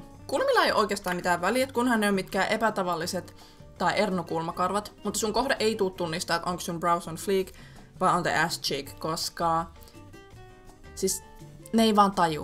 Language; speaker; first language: Finnish; native; Finnish